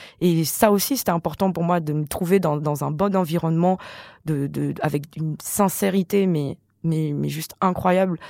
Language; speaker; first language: French; non-native, local second language; Malagasy